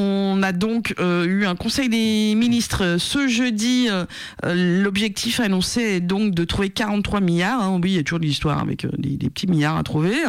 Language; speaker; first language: French; native; French